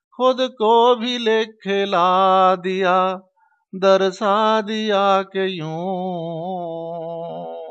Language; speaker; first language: Hindi; non-native, local second language; Punjabi